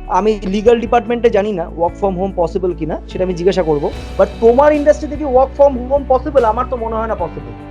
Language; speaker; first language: Bangla; native; Bangla